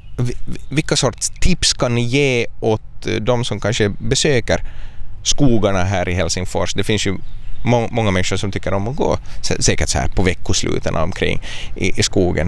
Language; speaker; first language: Swedish; native; Swedish